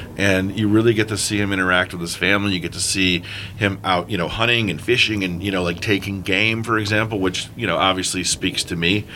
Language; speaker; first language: English; native; English